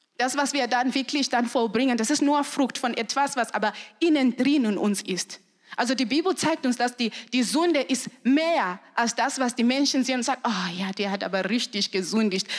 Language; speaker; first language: German; non-native, fluent; Shona